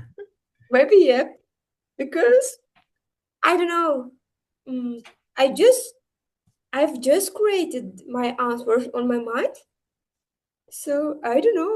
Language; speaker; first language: English; non-native, learner; Uzbek